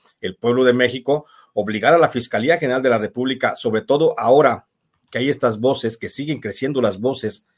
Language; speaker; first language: Spanish; native; Spanish